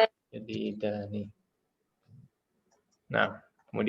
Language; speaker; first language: Arabic; non-native, fluent; Indonesian